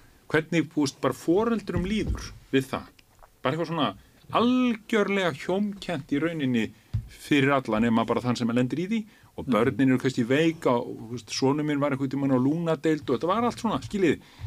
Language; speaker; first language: Icelandic; native; Icelandic